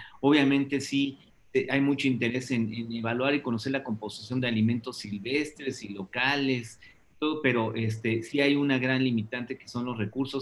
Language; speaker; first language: Spanish; native; Spanish